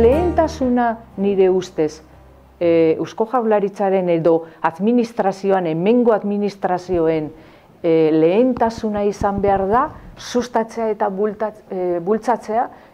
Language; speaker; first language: Basque; non-native, local second language; Spanish